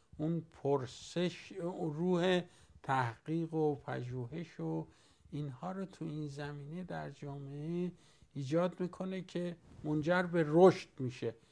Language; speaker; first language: Persian; native; Persian